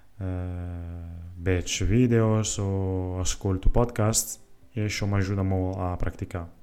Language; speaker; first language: Catalan; non-native, fluent; Italian